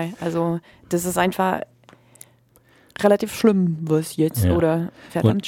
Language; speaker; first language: German; native; German